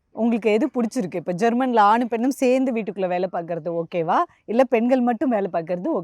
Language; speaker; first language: Tamil; native; Tamil